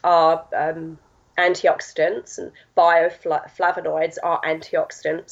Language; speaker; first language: English; native; English